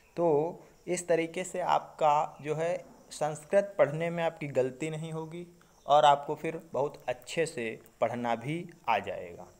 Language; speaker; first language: Hindi; native; Hindi